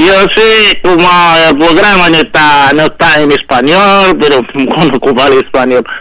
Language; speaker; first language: Spanish; non-native, learner; Haitian Creole